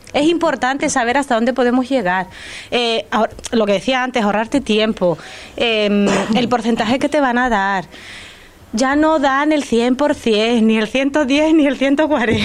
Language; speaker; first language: Spanish; non-native, fluent; Romanian